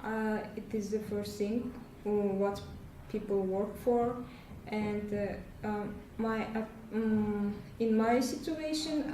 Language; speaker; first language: English; non-native, learner; Russian